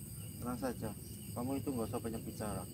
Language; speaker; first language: Indonesian; non-native, local second language; Javanese